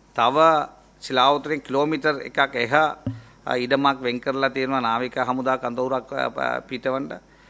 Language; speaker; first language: Sinhala; non-native, local second language; Tamil